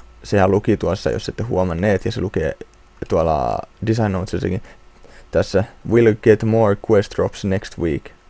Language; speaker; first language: Finnish; native; Finnish